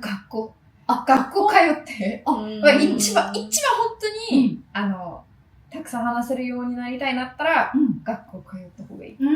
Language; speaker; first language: Japanese; non-native, fluent; English